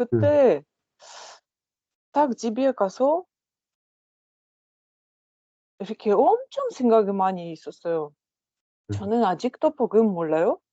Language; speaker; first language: Korean; non-native, learner; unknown